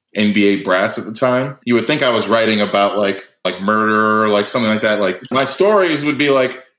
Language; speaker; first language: English; native; English